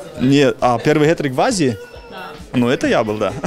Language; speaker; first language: Russian; early bilingual, heritage; Russian